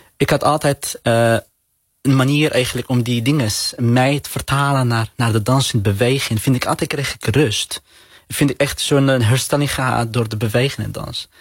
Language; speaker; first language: Dutch; non-native, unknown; Arabic